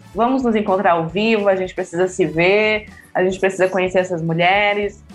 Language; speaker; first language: Portuguese; native; Portuguese